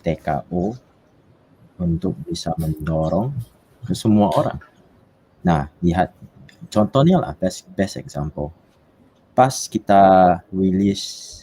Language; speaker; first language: Indonesian; non-native, fluent; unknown